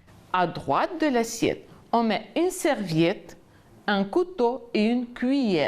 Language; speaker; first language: French; non-native, fluent; Ukrainian